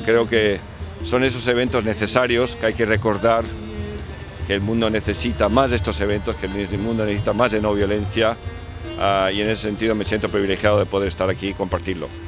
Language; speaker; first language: Spanish; native; Spanish